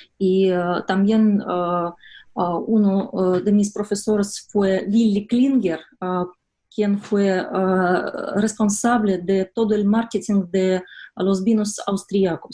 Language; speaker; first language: Spanish; non-native, fluent; Russian